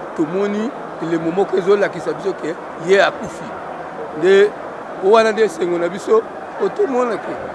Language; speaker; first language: Lingala; non-native, local second language; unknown